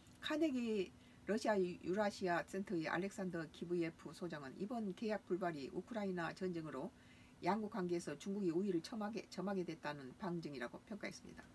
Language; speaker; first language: Korean; native; Korean